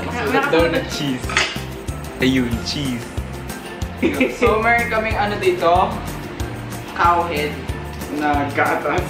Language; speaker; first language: Filipino; native; Filipino